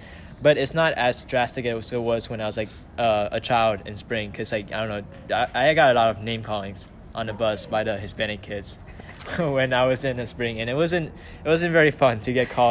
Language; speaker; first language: English; early bilingual, other home language; Vietnamese